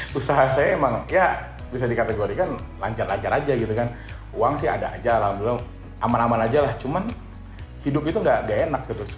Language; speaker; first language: Indonesian; non-native, local second language; Banjar